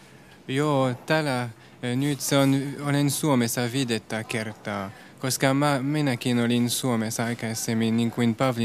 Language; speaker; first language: Finnish; non-native, fluent; French